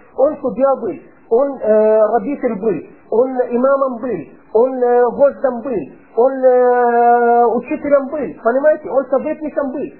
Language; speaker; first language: Russian; non-native, fluent; Arabic